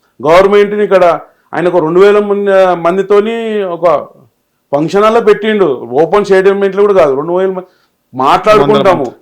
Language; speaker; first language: Telugu; native; Telugu